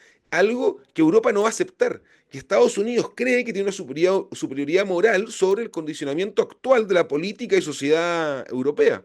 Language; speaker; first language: Spanish; native; Spanish